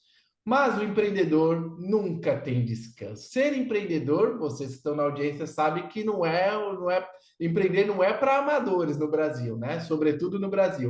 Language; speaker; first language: Portuguese; native; Portuguese